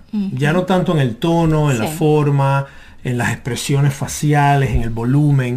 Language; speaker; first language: Spanish; native; Spanish